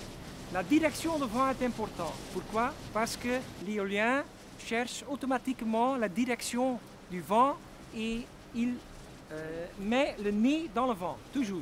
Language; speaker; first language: French; non-native, fluent; Dutch